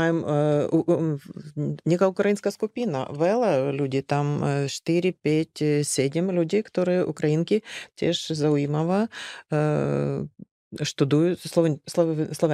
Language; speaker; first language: Slovak; non-native, learner; Ukrainian